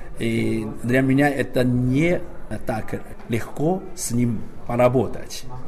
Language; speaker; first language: Russian; non-native, learner; Chinese